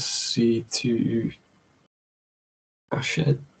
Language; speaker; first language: French; non-native, learner; English